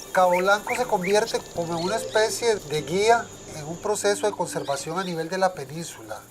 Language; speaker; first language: Spanish; native; Spanish